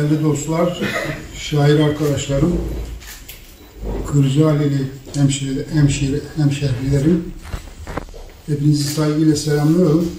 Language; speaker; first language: Turkish; native; Turkish